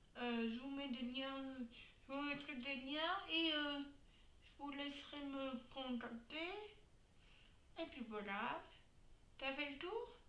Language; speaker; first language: French; native; French